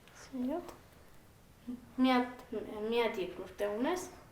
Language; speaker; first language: Armenian; native; Armenian